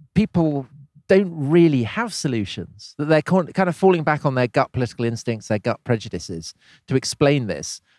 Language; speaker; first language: English; native; English